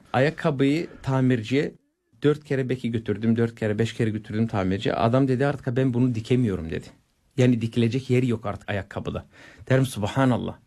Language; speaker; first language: Turkish; non-native, fluent; Bulgarian